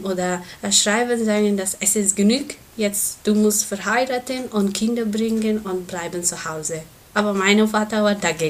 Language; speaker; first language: German; non-native, learner; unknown